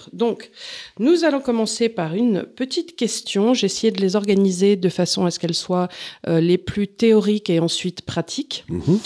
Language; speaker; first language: French; native; French